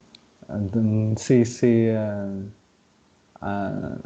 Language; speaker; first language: English; non-native, learner; Vietnamese